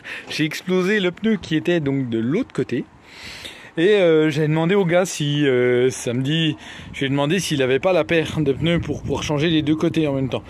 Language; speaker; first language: French; native; French